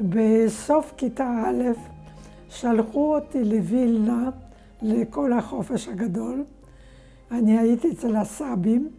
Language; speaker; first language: Hebrew; non-native, fluent; Polish